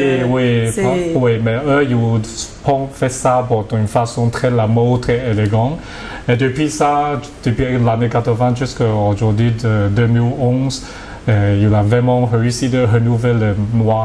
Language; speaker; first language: French; non-native, learner; Cantonese